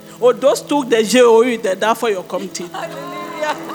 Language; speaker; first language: Swedish; non-native, fluent; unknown